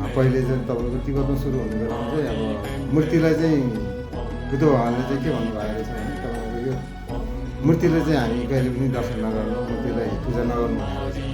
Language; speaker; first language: Nepali; non-native, local second language; Eastern Tamang